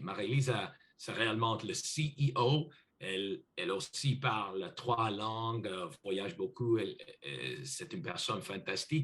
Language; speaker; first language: French; non-native, learner; English